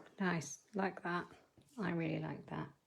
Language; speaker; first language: English; native; English